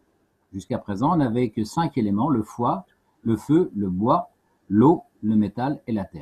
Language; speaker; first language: French; native; French